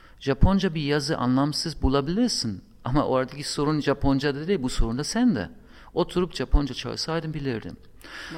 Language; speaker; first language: Turkish; non-native, fluent; German